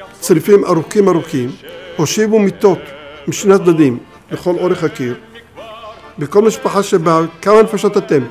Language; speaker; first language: Hebrew; early bilingual, other home language; Arabic